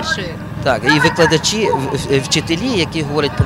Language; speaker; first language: Ukrainian; native; Ukrainian